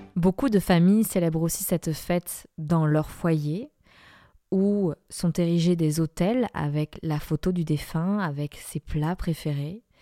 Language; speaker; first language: French; non-native, fluent; Spanish